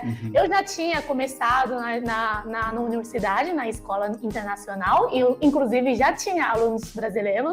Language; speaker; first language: Portuguese; non-native, fluent; Chinese